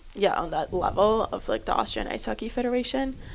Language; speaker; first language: English; non-native, fluent; German